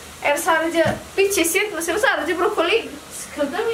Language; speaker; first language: Turkish; non-native, learner; Indonesian